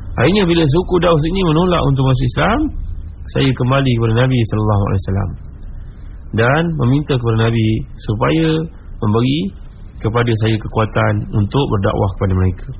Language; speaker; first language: Malay; native; Malay